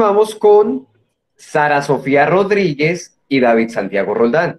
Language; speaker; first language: Spanish; native; Spanish